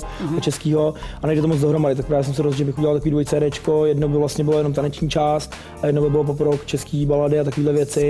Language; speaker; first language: Czech; native; Czech